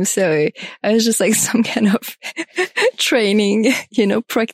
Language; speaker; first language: English; non-native, fluent; French